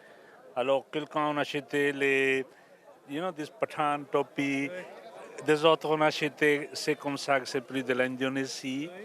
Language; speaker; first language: French; non-native, learner; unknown